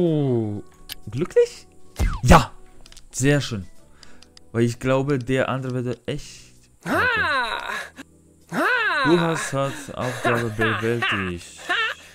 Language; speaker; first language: German; non-native, learner; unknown